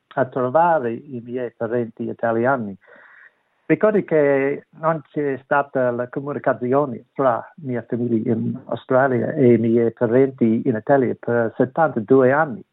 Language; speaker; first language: Italian; non-native, learner; English